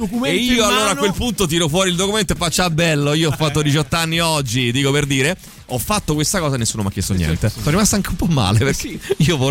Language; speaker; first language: Italian; native; Italian